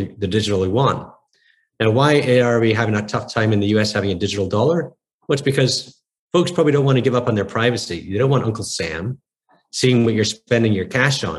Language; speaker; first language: English; native; English